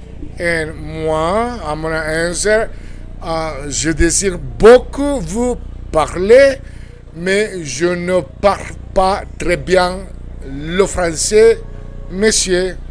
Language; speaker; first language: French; non-native, fluent; Spanish